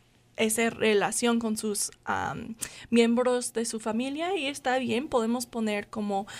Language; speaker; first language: Spanish; non-native, learner; English